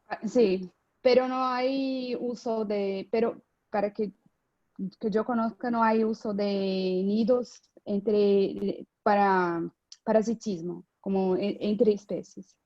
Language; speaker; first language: Spanish; non-native, fluent; Portuguese